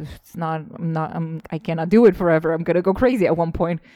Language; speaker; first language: English; non-native, fluent; Estonian